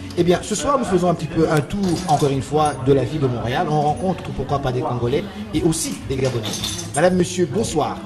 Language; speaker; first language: French; non-native, local second language; Lingala